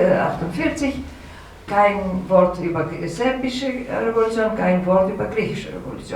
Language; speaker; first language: German; non-native, fluent; Greek